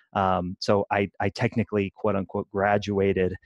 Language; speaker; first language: English; native; English